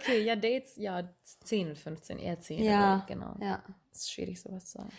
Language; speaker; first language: German; native; German